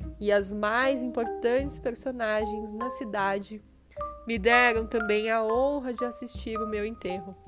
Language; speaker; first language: Portuguese; native; Portuguese